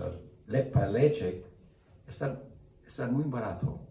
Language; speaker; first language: Spanish; non-native, learner; English